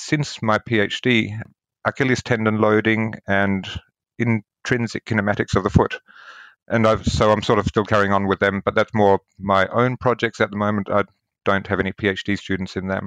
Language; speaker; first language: English; native; English